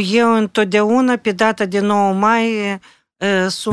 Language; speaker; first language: Romanian; non-native, local second language; Russian